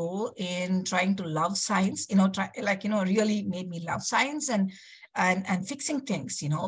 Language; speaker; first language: English; non-native, local second language; Kannada